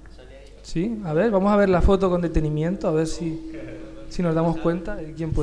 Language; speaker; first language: Spanish; native; Spanish